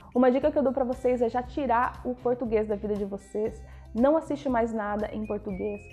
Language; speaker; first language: Portuguese; native; Portuguese